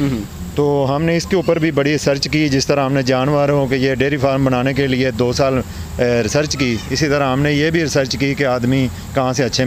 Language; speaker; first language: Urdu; non-native, local second language; Punjabi